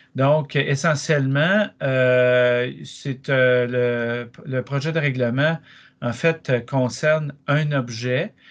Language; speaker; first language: French; native; French